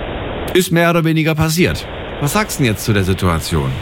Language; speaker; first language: German; native; German